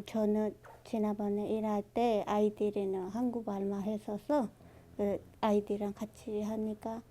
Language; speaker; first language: Korean; non-native, learner; Burmese